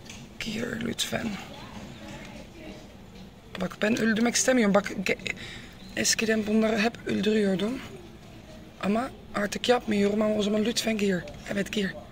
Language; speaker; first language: Turkish; non-native, learner; Dutch